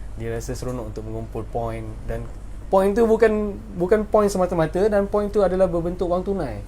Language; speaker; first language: Malay; native; Malay